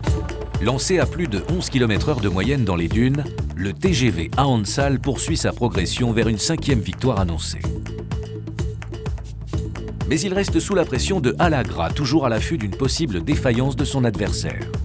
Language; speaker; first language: French; native; French